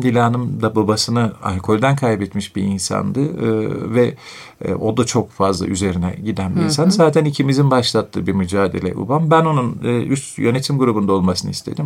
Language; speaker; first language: Turkish; native; Turkish